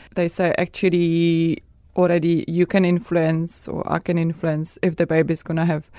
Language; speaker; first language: English; non-native, fluent; Czech